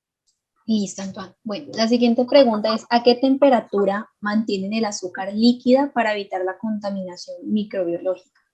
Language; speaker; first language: Spanish; native; Spanish